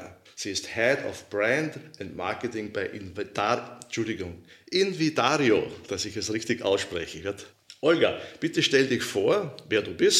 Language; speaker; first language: German; native; German